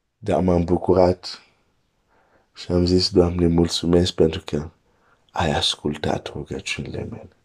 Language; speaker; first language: Romanian; non-native, fluent; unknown